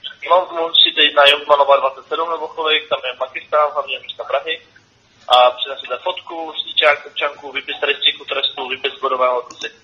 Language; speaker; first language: Czech; non-native, learner; Russian